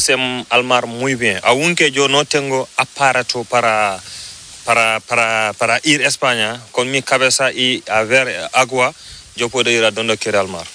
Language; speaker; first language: Spanish; non-native, learner; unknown